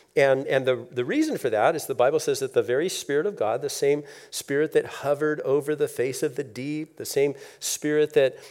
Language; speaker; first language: English; native; English